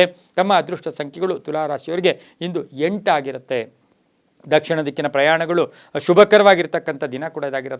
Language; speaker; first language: Kannada; native; Kannada